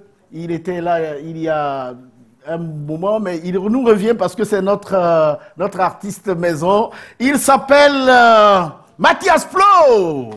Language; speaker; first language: French; native; French